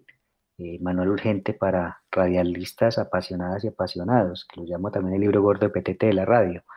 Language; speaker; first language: Spanish; native; Spanish